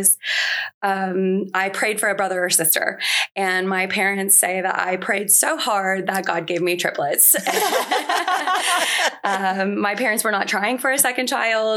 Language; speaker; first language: English; native; English